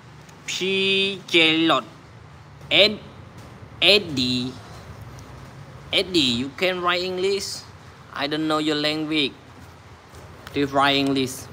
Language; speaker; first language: English; non-native, learner; Khmer